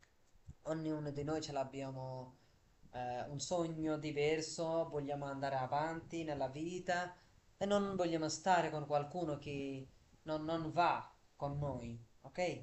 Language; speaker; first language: Italian; non-native, fluent; Bangla